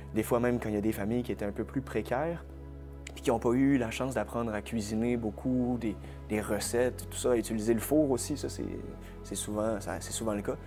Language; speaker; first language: French; native; French